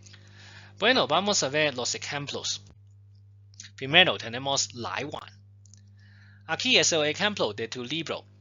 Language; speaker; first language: Spanish; non-native, fluent; Chinese